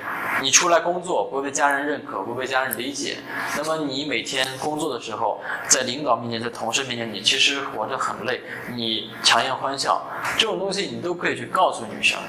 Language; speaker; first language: Chinese; native; Chinese